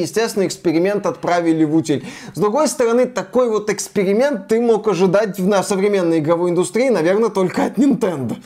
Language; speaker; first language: Russian; native; Russian